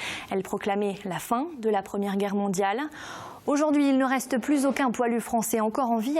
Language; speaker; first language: French; native; French